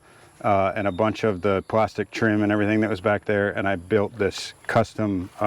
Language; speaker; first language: English; native; English